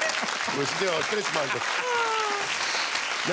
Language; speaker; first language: German; native; German